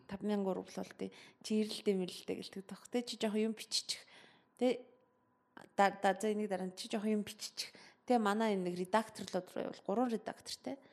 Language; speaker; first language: Mongolian; early bilingual, heritage; Mongolian